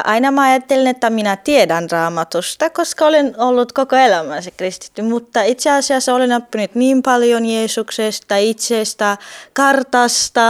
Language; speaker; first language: Finnish; non-native, fluent; Turkish